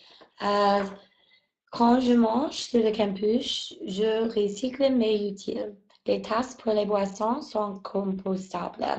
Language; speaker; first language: French; non-native, learner; English